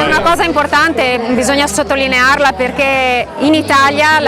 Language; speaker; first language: Italian; native; Italian